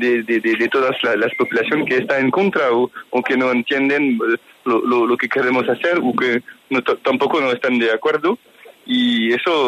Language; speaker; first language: Spanish; non-native, fluent; French